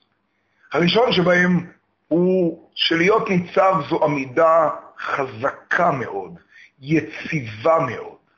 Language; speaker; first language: Hebrew; native; Hebrew